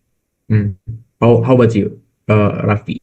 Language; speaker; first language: English; non-native, learner; Indonesian